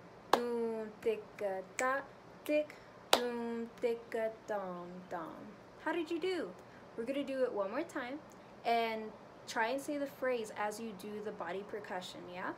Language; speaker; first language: English; native; English